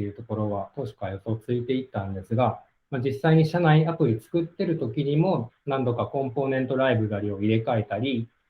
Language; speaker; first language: Japanese; native; Japanese